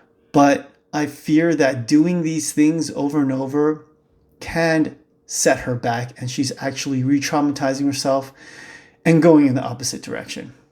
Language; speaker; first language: English; native; English